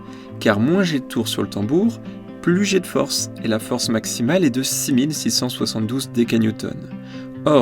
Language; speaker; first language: French; native; French